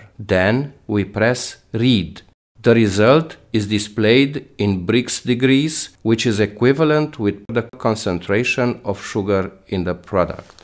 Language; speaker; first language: English; non-native, fluent; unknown